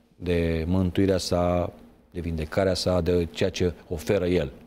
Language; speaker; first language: Romanian; native; Romanian